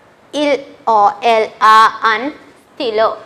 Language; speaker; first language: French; non-native, fluent; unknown